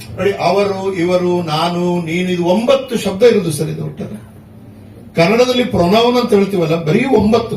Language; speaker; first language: Kannada; non-native, local second language; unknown